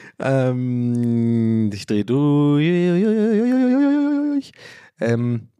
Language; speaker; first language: German; early bilingual, other home language; English